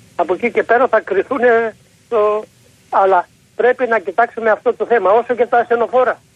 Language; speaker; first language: Greek; native; Greek